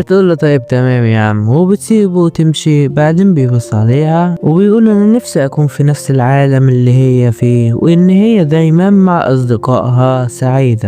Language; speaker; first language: Arabic; native; Arabic